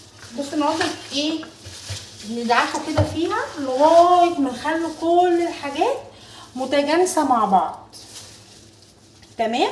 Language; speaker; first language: Arabic; native; Arabic